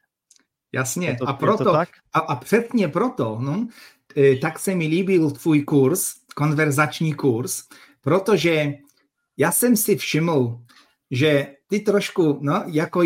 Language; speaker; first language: Czech; non-native, fluent; Polish